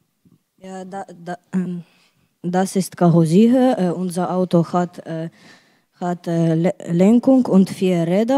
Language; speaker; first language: German; non-native, learner; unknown